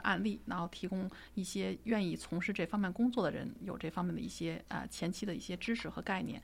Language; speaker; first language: Chinese; native; Chinese